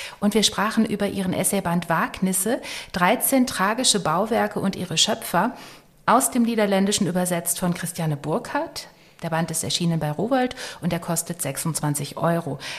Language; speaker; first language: German; native; German